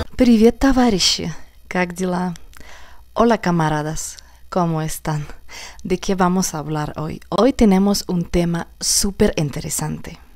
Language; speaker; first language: Spanish; non-native, fluent; Russian